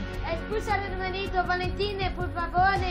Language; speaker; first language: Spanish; non-native, learner; Portuguese